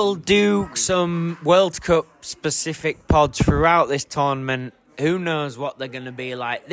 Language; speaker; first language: English; native; English